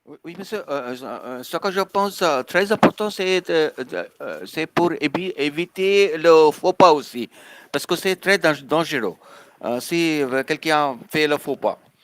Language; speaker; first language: French; non-native, fluent; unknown